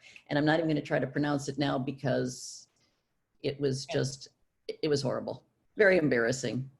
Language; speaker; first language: English; native; English